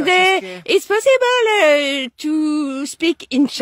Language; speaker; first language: English; non-native, fluent; French